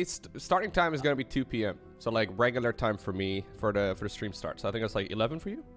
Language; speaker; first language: English; non-native, fluent; Dutch